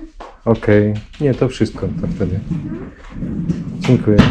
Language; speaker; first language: Polish; non-native, fluent; Belarusian